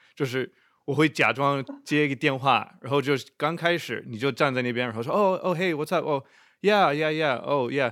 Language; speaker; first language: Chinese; non-native, fluent; English